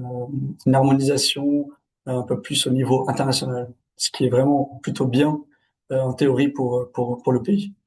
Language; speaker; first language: French; native; French